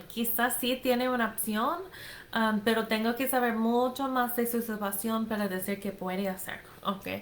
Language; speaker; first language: Spanish; non-native, fluent; English